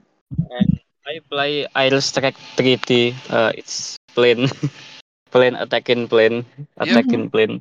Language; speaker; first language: English; non-native, learner; Indonesian